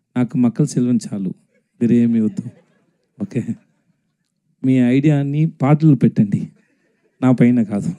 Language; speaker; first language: Telugu; non-native, learner; Tamil